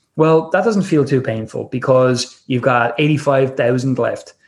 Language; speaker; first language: English; native; English